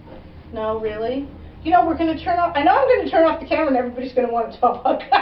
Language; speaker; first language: English; native; English